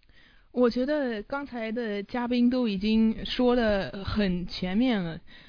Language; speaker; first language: Chinese; early bilingual, heritage; Chinese